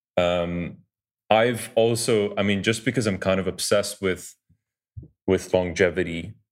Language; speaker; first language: English; early bilingual, other home language; Dutch